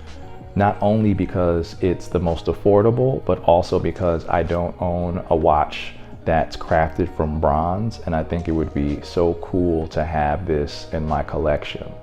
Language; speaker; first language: English; native; English